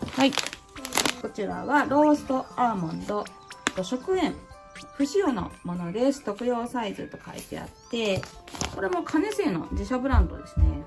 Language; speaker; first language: Japanese; native; Japanese